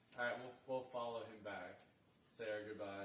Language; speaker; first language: English; native; English